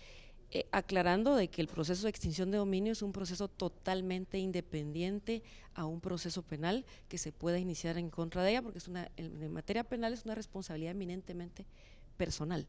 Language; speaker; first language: Spanish; native; Spanish